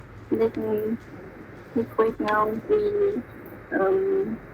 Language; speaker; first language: English; non-native, learner; Vietnamese